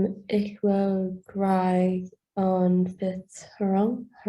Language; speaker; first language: Dutch; non-native, learner; English